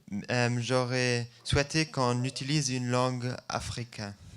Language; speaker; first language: French; non-native, fluent; German